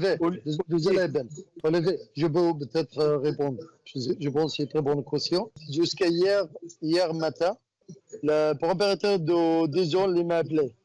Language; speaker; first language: French; non-native, learner; Arabic